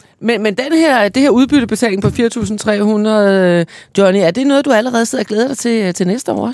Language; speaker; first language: Danish; native; Danish